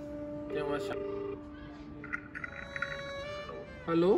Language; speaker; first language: Chinese; non-native, fluent; Hindi